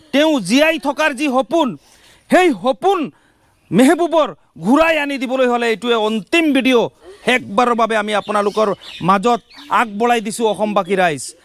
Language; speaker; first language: Assamese; non-native, local second language; Bangla